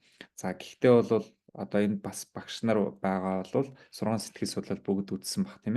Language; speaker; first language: Mongolian; native; Mongolian